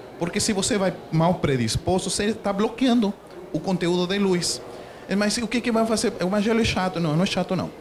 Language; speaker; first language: Portuguese; non-native, fluent; Spanish